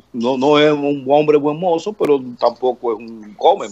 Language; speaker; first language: Spanish; native; Spanish